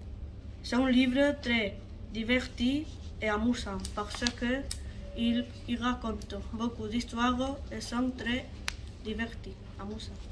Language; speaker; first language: French; non-native, learner; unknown